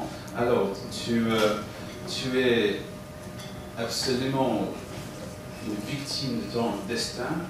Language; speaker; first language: French; non-native, fluent; English